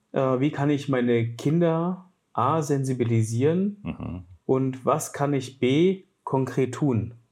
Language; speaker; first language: German; native; German